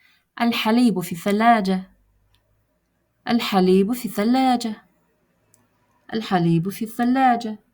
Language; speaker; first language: Arabic; non-native, fluent; Russian